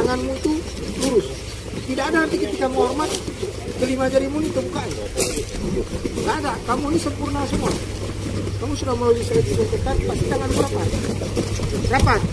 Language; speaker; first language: Indonesian; native; Indonesian